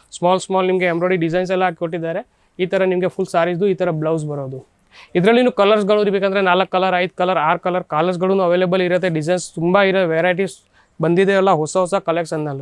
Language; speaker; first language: Kannada; non-native, learner; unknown